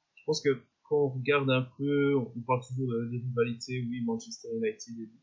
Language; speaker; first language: French; native; French